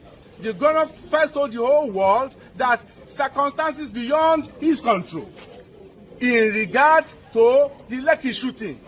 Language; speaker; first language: English; non-native, local second language; Yoruba